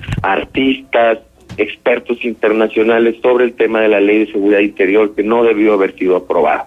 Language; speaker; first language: Spanish; native; Spanish